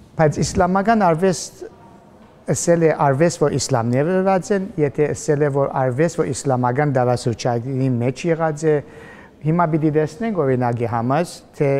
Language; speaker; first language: Armenian; early bilingual, heritage; Armenian